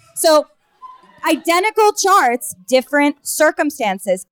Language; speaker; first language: English; native; English